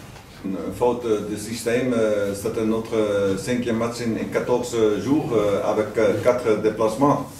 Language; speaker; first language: French; non-native, learner; Dutch